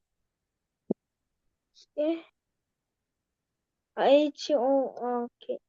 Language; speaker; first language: English; non-native, learner; Korean